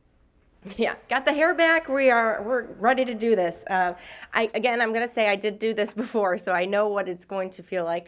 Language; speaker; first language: English; native; English